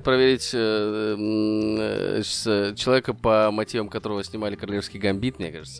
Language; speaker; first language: Russian; native; Russian